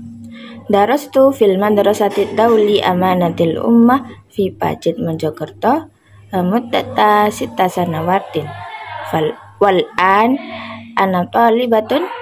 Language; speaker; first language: Arabic; non-native, learner; Indonesian